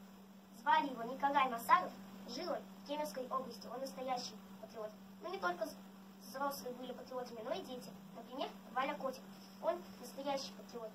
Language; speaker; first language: Russian; native; Russian